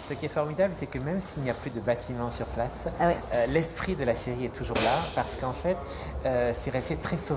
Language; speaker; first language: French; native; French